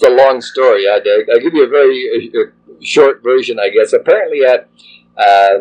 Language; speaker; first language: English; native; English